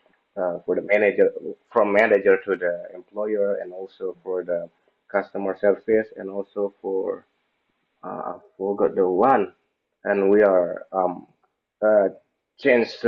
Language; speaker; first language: English; non-native, fluent; Indonesian